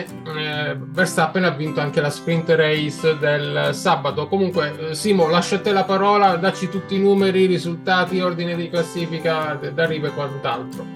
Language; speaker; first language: Italian; native; Italian